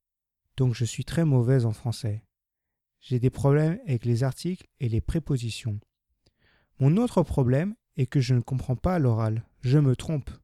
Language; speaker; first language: French; non-native, learner; English